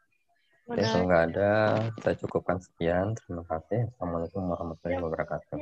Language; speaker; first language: Indonesian; native; Indonesian